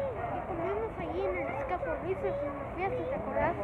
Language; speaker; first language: Spanish; native; Spanish